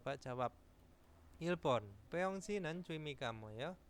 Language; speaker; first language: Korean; non-native, fluent; Indonesian